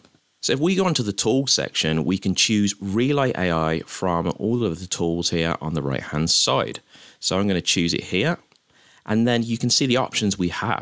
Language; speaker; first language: English; native; English